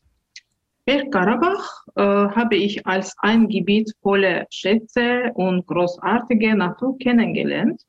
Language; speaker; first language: German; non-native, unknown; Azerbaijani